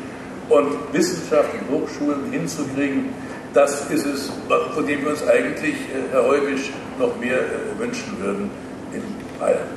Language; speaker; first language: German; native; German